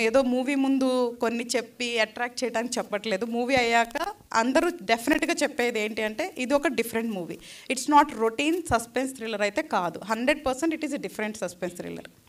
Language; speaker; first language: Telugu; native; Telugu